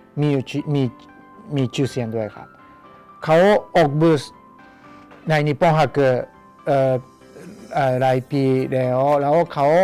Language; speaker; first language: Thai; non-native, fluent; Japanese